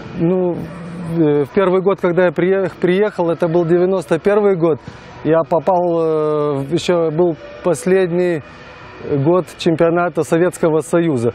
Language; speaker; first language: Russian; non-native, local second language; Lithuanian